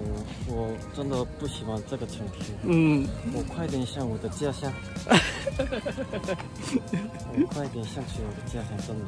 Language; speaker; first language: Chinese; non-native, learner; Korean